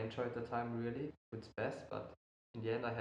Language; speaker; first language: English; non-native, fluent; German